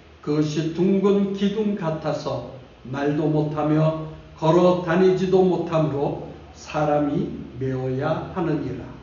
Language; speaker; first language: Korean; native; Korean